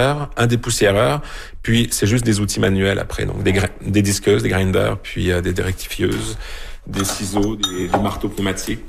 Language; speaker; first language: French; native; French